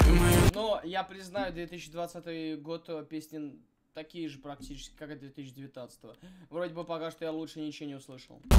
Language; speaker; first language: Russian; native; Russian